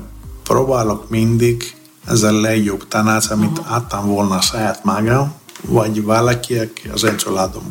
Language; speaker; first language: Hungarian; non-native, learner; Greek